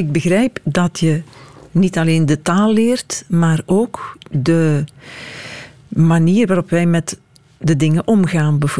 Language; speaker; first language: Dutch; native; Dutch